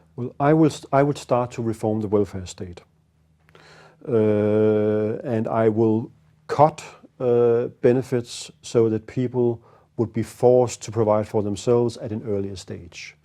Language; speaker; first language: English; non-native, fluent; Danish